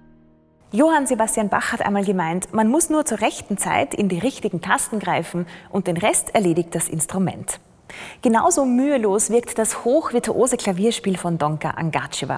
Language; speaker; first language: German; native; German